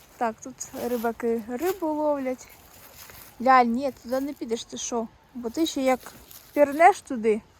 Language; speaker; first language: Ukrainian; native; Ukrainian